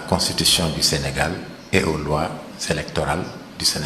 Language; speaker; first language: French; non-native, local second language; Wolof